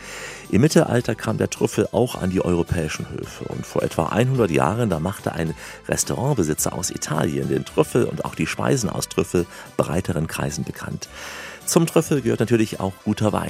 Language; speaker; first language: German; native; German